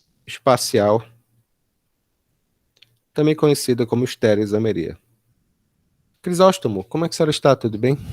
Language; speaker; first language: Portuguese; native; Portuguese